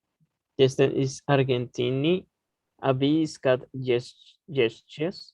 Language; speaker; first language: Polish; non-native, learner; Spanish